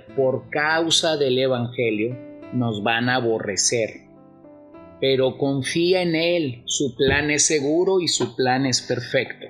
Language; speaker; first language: Spanish; native; Spanish